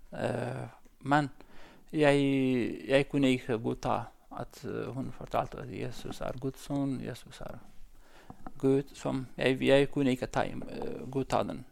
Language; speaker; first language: Norwegian; non-native, learner; Central Kurdish